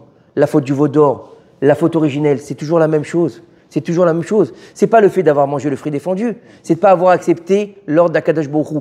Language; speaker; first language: French; native; French